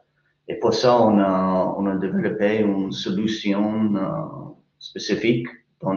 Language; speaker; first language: French; non-native, fluent; English